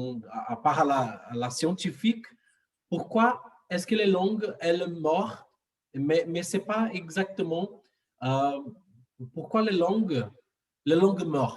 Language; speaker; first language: French; non-native, fluent; Portuguese